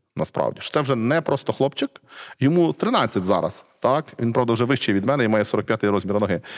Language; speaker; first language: Ukrainian; native; Ukrainian